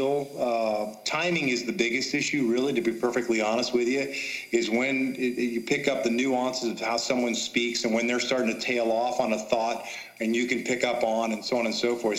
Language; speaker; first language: English; native; English